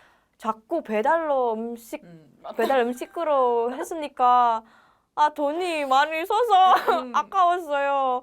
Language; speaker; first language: Korean; non-native, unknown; Indonesian